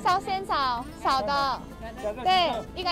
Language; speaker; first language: Chinese; non-native, fluent; Japanese